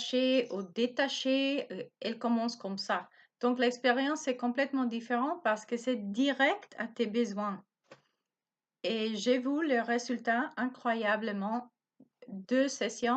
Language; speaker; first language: French; non-native, learner; Spanish